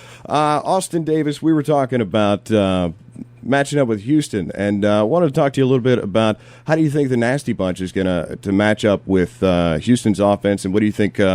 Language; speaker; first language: English; native; English